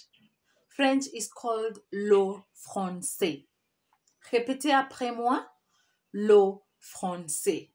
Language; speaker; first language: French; non-native, fluent; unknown